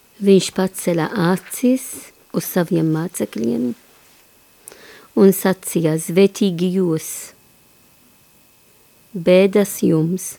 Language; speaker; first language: Latvian; non-native, fluent; Maltese